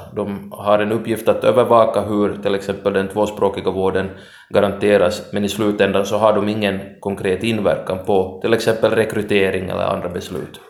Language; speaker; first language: Swedish; native; Swedish